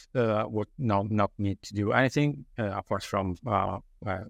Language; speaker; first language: English; non-native, learner; Italian